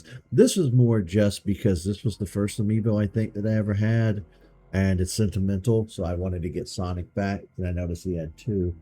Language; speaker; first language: English; native; English